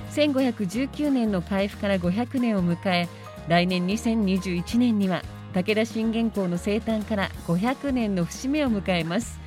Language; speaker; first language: Japanese; native; Japanese